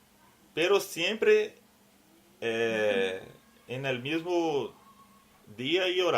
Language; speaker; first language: Spanish; non-native, learner; Portuguese